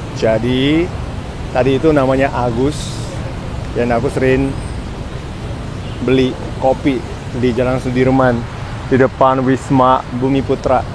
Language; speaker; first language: Indonesian; non-native, fluent; Japanese